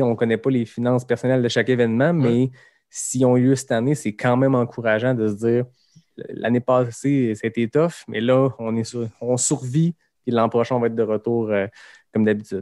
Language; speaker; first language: French; native; French